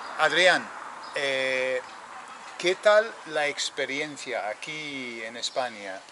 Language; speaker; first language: Spanish; native; Spanish